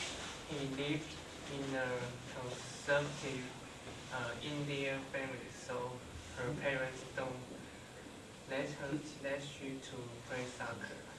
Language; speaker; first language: English; non-native, learner; Chinese